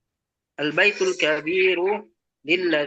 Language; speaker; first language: Arabic; non-native, learner; Indonesian